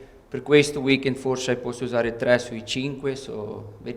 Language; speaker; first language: Italian; non-native, learner; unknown